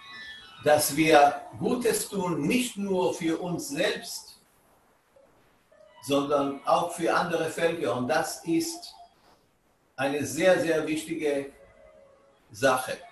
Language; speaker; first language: German; non-native, fluent; Hebrew